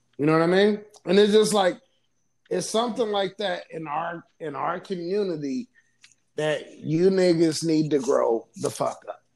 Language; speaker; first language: English; native; English